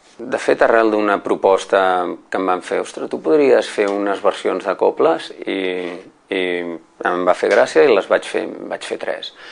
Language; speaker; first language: Catalan; native; Catalan